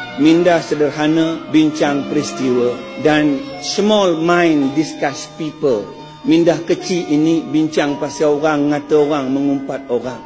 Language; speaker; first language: Malay; non-native, local second language; Chinese